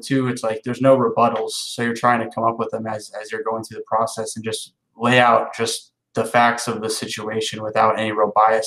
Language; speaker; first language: English; native; English